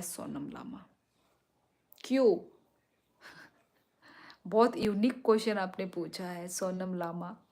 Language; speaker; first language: Hindi; non-native, local second language; Kok Borok